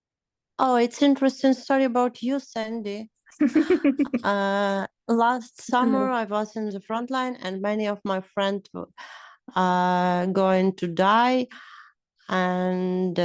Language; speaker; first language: English; non-native, learner; Ukrainian